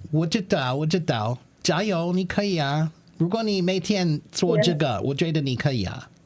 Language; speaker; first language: Chinese; non-native, learner; English